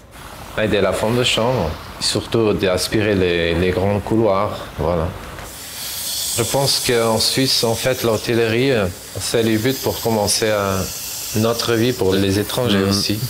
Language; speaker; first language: French; non-native, fluent; Portuguese